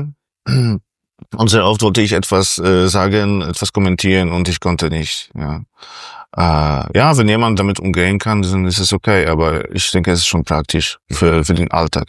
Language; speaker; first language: German; non-native, fluent; Polish